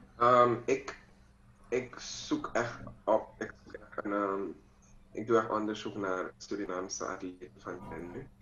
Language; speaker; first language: Dutch; native; Dutch